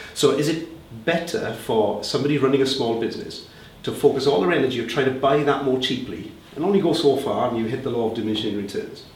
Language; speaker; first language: English; native; English